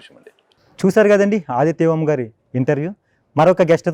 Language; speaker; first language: Telugu; native; Telugu